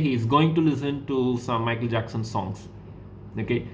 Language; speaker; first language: English; non-native, local second language; Tamil